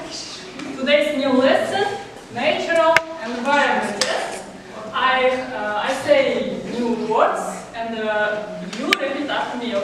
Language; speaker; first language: English; non-native, learner; Kazakh